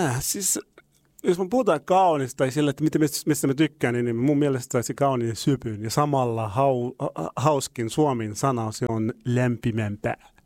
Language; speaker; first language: Finnish; non-native, fluent; Arabic